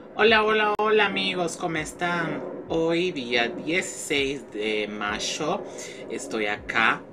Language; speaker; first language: Spanish; non-native, fluent; Portuguese